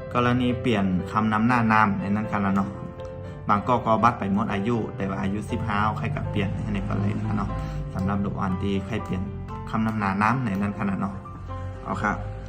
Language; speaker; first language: Thai; non-native, local second language; Shan